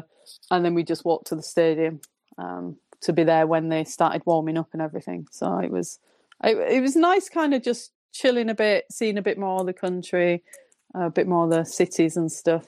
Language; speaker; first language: English; native; English